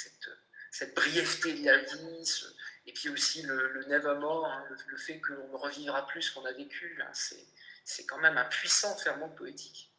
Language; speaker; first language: French; native; French